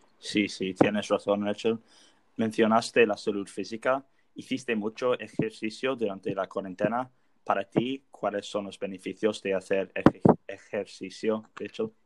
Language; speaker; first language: Spanish; non-native, learner; English